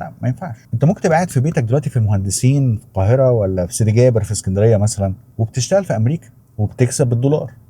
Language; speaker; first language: Arabic; native; Arabic